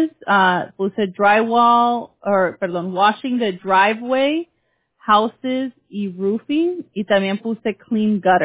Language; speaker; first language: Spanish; early bilingual, heritage; Spanish